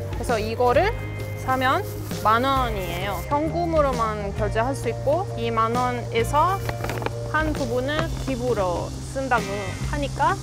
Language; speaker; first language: Korean; non-native, fluent; Italian